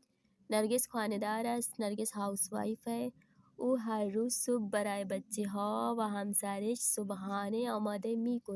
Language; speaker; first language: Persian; non-native, fluent; Urdu